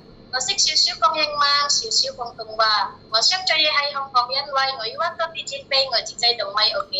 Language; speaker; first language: Cantonese; non-native, learner; Indonesian